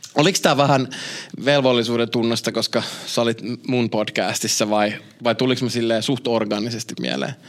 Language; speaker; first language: Finnish; native; Finnish